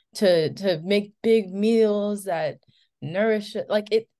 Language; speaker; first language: English; native; English